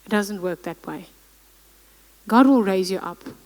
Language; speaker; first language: English; non-native, local second language; Afrikaans